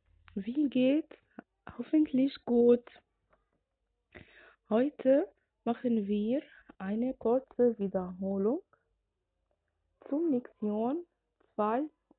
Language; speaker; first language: German; non-native, fluent; Arabic